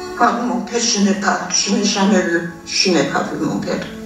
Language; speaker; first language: French; non-native, fluent; Armenian